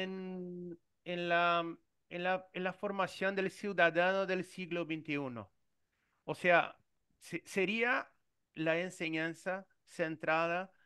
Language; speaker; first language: Spanish; non-native, fluent; Portuguese